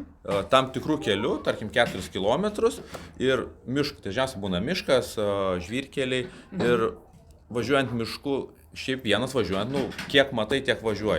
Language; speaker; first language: Lithuanian; native; Lithuanian